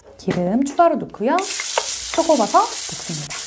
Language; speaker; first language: Korean; native; Korean